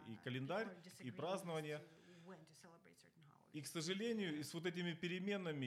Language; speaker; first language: Russian; native; Russian